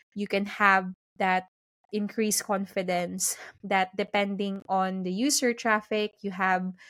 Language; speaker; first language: English; non-native, local second language; Filipino